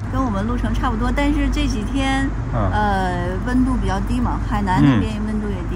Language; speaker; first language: Chinese; native; Chinese